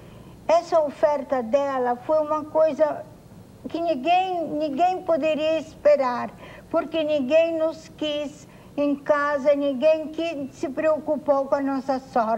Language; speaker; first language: Portuguese; non-native, fluent; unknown